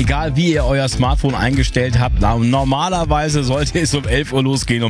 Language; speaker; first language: German; native; German